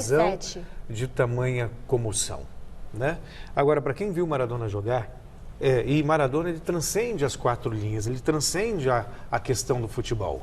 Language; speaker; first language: Portuguese; native; Portuguese